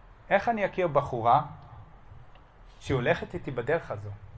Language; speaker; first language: Hebrew; non-native, fluent; German